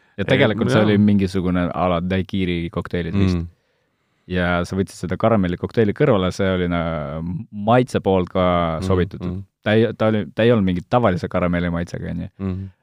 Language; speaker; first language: Estonian; non-native, local second language; Russian